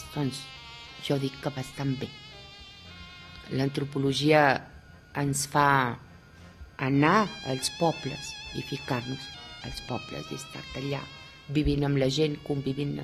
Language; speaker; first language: Catalan; early bilingual, heritage; Catalan